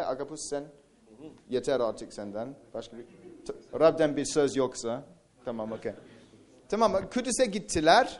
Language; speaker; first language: Turkish; non-native, fluent; English